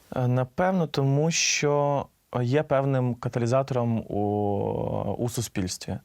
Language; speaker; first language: Ukrainian; native; Ukrainian